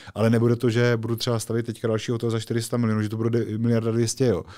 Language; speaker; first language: Czech; native; Czech